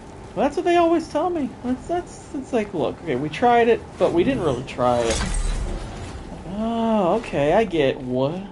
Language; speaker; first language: English; native; English